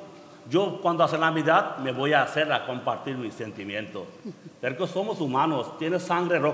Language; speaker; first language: Spanish; non-native, learner; Bangla